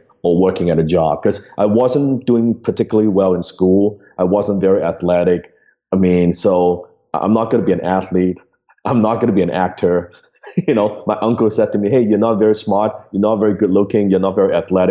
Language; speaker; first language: English; non-native, local second language; Cantonese